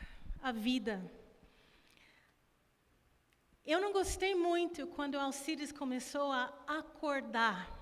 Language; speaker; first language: Portuguese; non-native, fluent; English